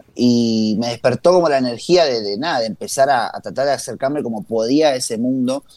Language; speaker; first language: Spanish; native; Spanish